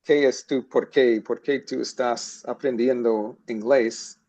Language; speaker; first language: Spanish; non-native, learner; English